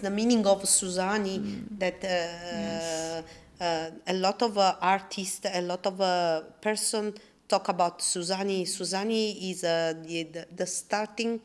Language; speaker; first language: English; non-native, learner; Italian